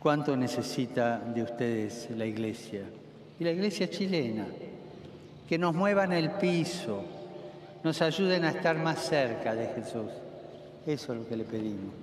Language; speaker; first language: Spanish; native; Spanish